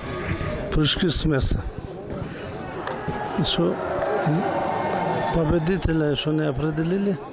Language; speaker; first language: Russian; non-native, local second language; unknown